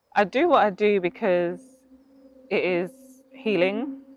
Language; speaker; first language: English; native; English